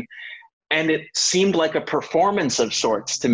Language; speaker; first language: English; native; English